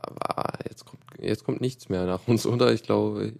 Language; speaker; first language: German; native; German